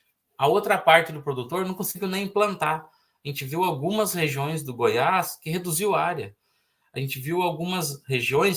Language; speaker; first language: Portuguese; native; Portuguese